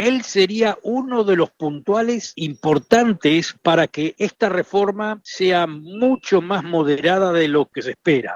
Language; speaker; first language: Spanish; native; Spanish